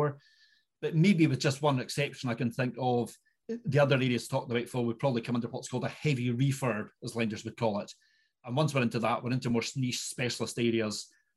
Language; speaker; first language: English; native; English